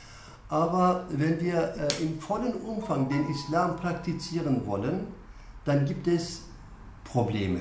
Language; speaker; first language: German; non-native, fluent; Turkish